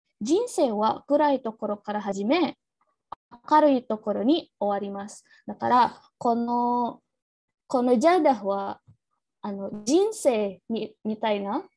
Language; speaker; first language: Japanese; non-native, learner; Indonesian